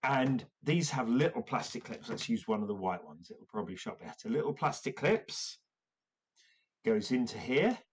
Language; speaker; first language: English; native; English